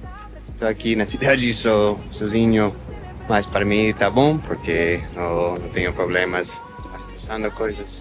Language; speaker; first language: Portuguese; non-native, fluent; English